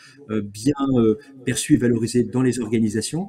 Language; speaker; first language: French; native; French